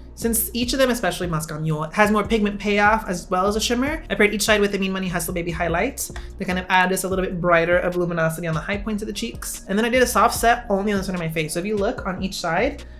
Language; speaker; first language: English; native; English